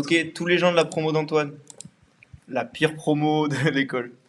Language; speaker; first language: French; native; French